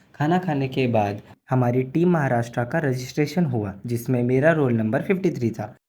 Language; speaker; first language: Hindi; non-native, local second language; Marathi